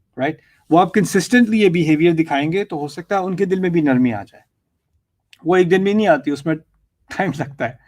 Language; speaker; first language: Urdu; early bilingual, heritage; Urdu